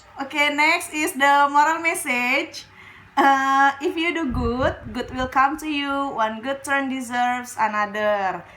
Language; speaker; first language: English; non-native, learner; Indonesian